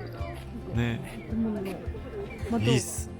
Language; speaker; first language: Japanese; native; Japanese